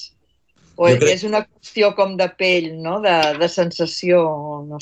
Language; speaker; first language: Catalan; native; Catalan